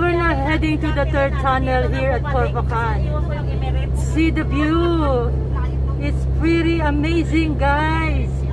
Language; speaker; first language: English; non-native, local second language; Filipino